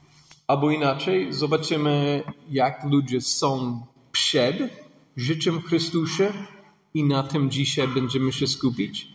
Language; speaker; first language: Polish; non-native, fluent; English